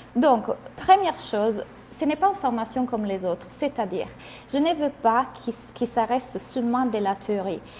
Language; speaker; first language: French; non-native, fluent; Italian